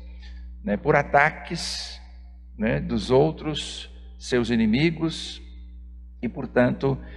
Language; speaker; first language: Portuguese; native; Portuguese